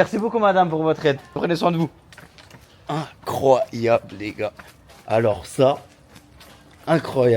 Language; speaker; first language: French; native; French